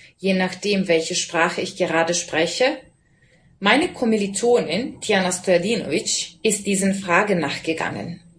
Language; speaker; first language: German; non-native, fluent; Serbian